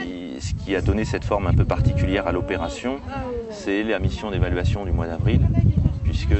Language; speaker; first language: French; native; French